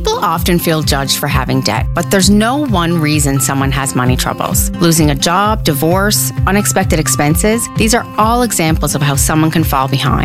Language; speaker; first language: English; native; English